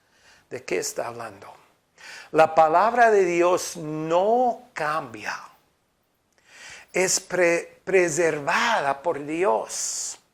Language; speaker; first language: Spanish; non-native, fluent; English